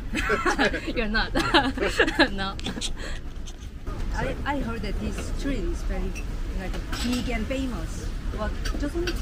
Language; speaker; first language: English; non-native, learner; Korean